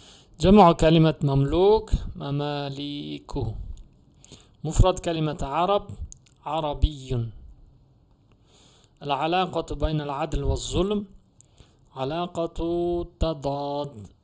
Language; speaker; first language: Arabic; non-native, fluent; Uzbek